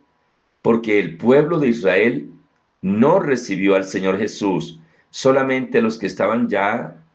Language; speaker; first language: Spanish; native; Spanish